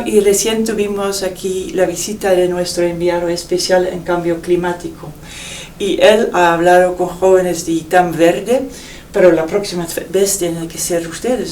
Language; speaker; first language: Spanish; non-native, fluent; Dutch